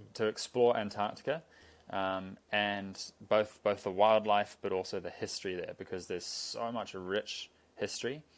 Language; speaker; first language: English; native; English